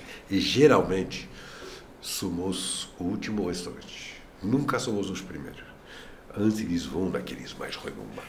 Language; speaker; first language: Portuguese; non-native, fluent; French